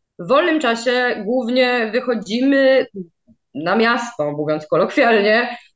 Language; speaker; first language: Polish; native; Polish